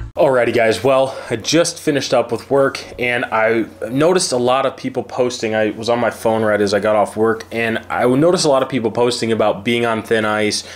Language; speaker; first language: English; native; English